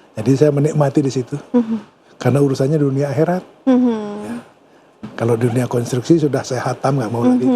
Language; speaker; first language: Indonesian; native; Indonesian